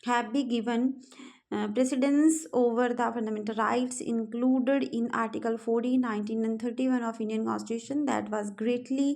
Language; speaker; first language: English; non-native, local second language; Punjabi